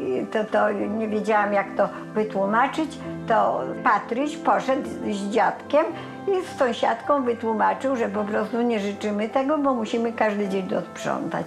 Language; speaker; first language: Polish; native; Polish